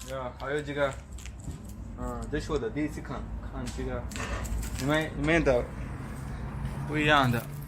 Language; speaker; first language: Chinese; non-native, learner; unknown